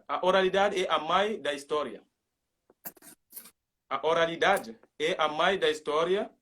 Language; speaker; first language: Portuguese; non-native, learner; Mandingo